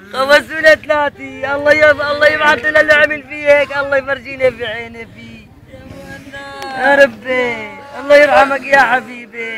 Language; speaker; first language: Arabic; native; Arabic